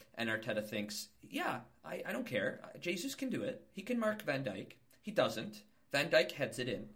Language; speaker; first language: English; native; English